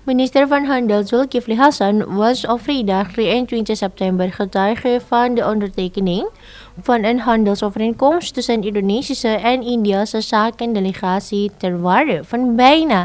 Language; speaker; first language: Dutch; non-native, fluent; Indonesian